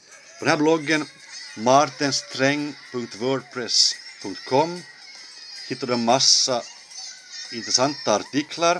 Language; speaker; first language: Swedish; native; Swedish